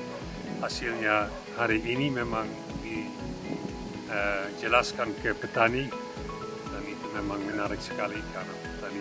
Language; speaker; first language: Indonesian; non-native, fluent; Dutch